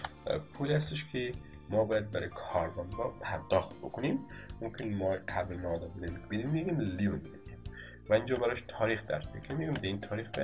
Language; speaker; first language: Persian; native; Persian